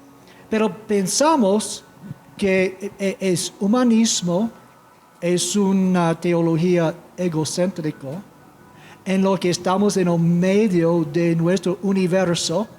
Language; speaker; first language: Spanish; non-native, fluent; English